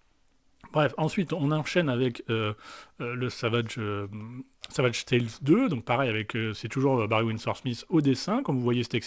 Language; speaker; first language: French; native; French